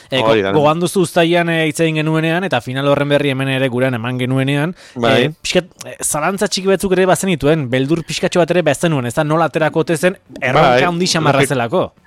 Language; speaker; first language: Basque; native; Basque